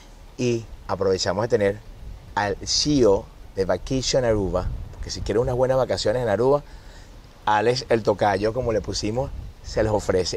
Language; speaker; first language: Spanish; native; Spanish